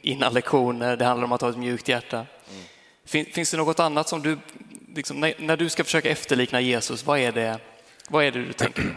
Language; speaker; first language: Swedish; native; Swedish